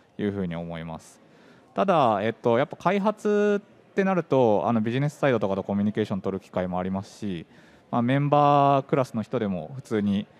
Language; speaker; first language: Japanese; native; Japanese